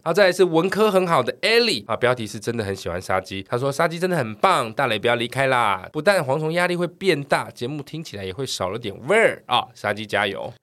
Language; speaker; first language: Chinese; native; Chinese